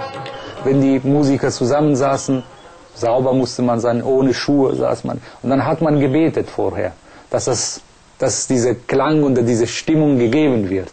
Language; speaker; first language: German; non-native, fluent; Persian